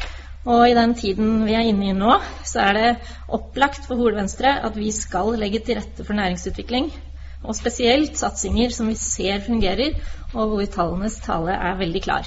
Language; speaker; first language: Norwegian; native; Norwegian